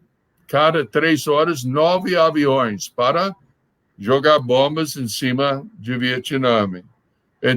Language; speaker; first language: Portuguese; non-native, fluent; English